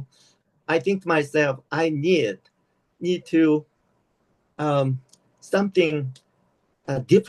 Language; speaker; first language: English; non-native, learner; Korean